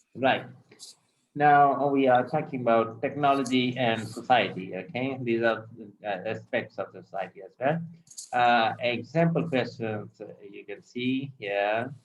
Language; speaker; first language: English; non-native, local second language; Urdu